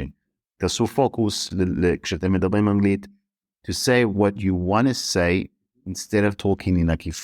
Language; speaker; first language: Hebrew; native; Hebrew